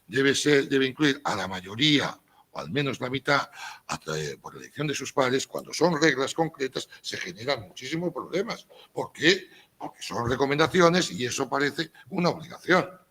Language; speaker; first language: Spanish; native; Spanish